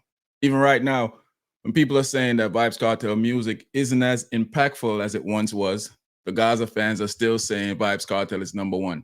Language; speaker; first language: English; native; English